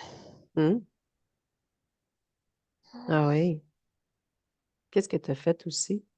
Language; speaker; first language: French; native; French